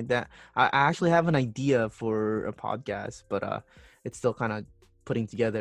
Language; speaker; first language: English; non-native, local second language; Filipino